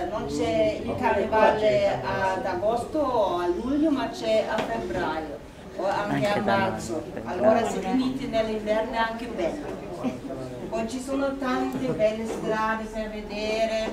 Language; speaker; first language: Italian; non-native, fluent; German